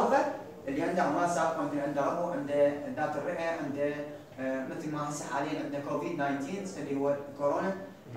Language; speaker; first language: Arabic; native; Arabic